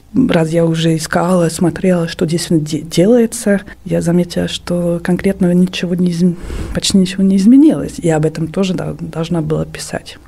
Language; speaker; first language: Russian; non-native, fluent; French